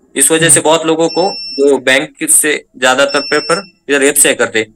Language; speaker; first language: Hindi; non-native, local second language; Marathi